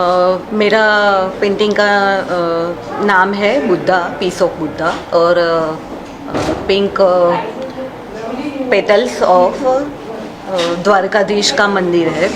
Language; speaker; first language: Hindi; non-native, local second language; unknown